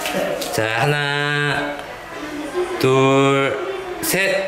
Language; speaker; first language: Korean; native; Korean